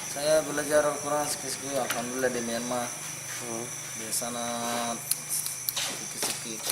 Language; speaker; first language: Indonesian; non-native, learner; Rohingya